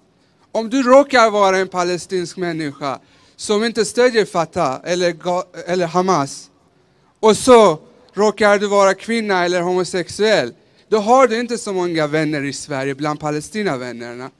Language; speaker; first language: Swedish; early bilingual, other home language; Persian